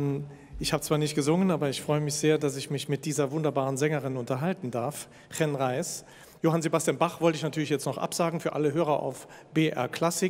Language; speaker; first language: German; native; German